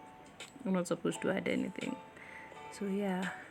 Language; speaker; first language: English; non-native, local second language; Swahili